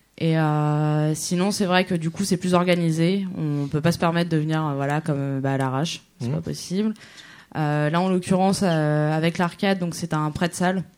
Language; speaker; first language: French; native; French